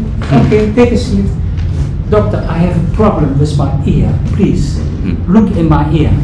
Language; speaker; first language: English; non-native, fluent; Dutch